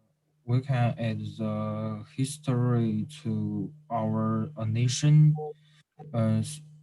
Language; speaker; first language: English; non-native, learner; Chinese